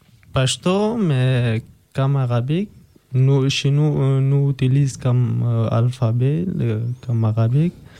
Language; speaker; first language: French; non-native, learner; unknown